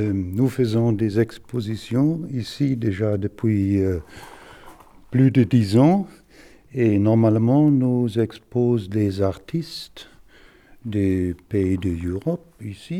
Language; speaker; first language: French; non-native, fluent; German